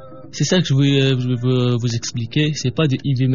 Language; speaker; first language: French; non-native, local second language; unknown